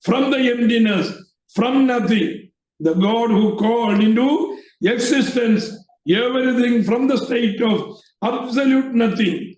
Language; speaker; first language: English; non-native, local second language; Malayalam